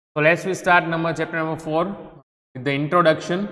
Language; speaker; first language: English; non-native, local second language; Gujarati